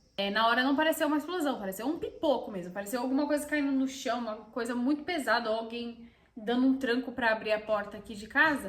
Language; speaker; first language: Portuguese; native; Portuguese